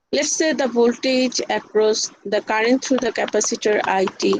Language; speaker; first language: English; non-native, local second language; Bangla